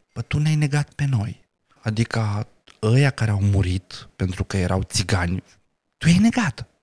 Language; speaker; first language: Romanian; non-native, local second language; Romany